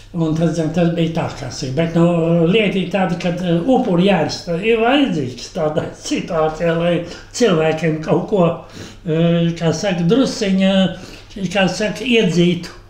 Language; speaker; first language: Latvian; native; Latvian